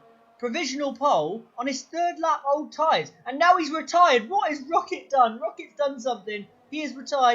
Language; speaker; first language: English; native; English